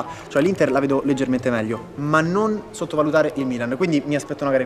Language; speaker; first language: Italian; native; Italian